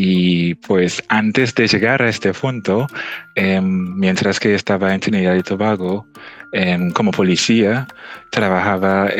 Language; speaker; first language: Spanish; non-native, fluent; English